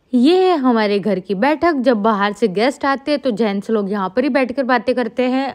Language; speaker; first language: Hindi; non-native, local second language; Gujarati